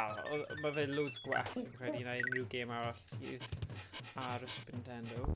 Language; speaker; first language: Welsh; native; Welsh